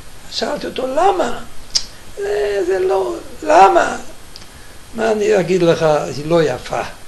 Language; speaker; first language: Hebrew; non-native, fluent; Yiddish